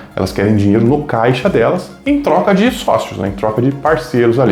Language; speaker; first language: Portuguese; native; Portuguese